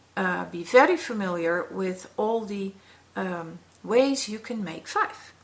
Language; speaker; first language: English; non-native, fluent; Dutch